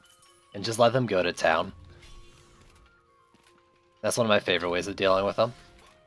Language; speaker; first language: English; native; English